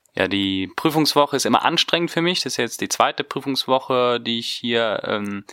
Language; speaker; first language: German; early bilingual, heritage; Spanish